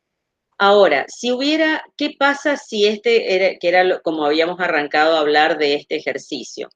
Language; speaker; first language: Spanish; native; Spanish